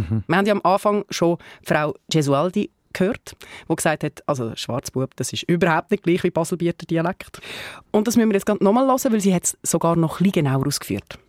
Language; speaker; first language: German; native; German